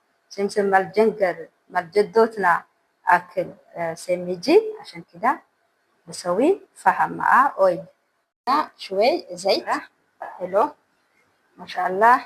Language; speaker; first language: Arabic; non-native, learner; Amharic